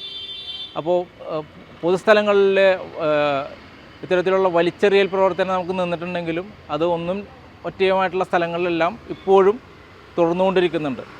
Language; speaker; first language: Malayalam; native; Malayalam